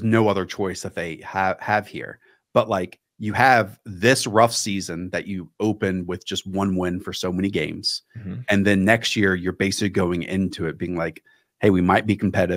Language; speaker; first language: English; native; English